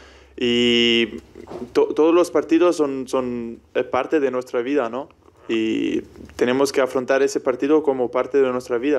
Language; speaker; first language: Spanish; non-native, fluent; German